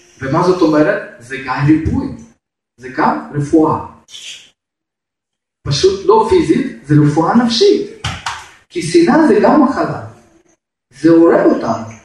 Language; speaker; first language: Hebrew; non-native, fluent; Russian